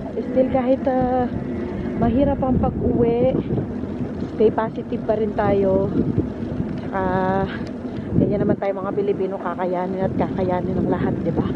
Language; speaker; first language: Filipino; non-native, local second language; Pampanga